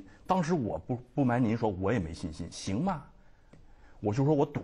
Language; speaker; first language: Chinese; native; Chinese